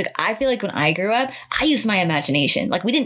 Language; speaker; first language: English; native; English